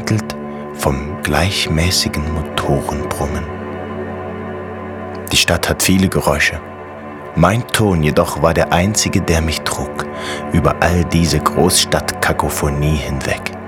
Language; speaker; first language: German; native; German